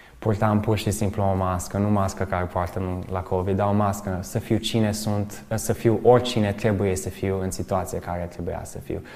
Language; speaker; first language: Romanian; early bilingual, other home language; English